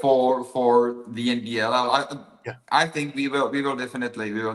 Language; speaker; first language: English; non-native, fluent; Czech